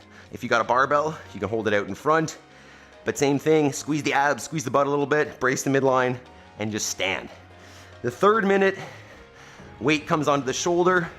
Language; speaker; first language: English; native; English